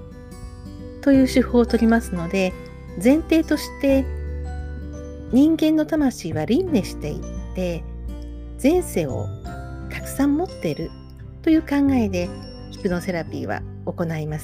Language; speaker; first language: Japanese; native; Japanese